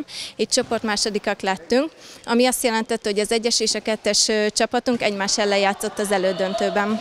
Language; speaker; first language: Hungarian; native; Hungarian